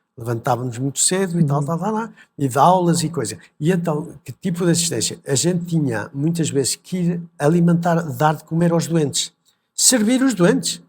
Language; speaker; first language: Portuguese; native; Portuguese